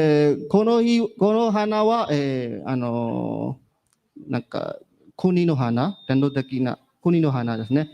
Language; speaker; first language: Japanese; non-native, learner; Burmese